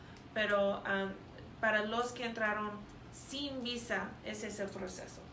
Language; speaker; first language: Spanish; non-native, fluent; English